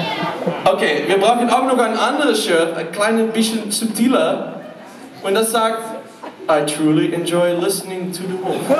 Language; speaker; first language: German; non-native, learner; Dutch